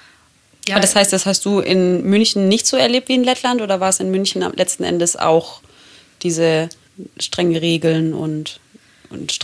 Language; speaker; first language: German; native; German